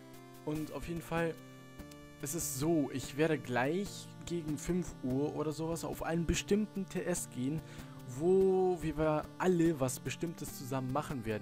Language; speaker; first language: German; native; German